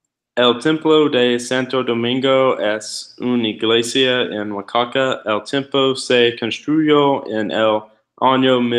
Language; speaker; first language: Spanish; non-native, learner; English